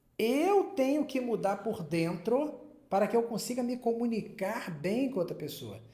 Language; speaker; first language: Portuguese; native; Portuguese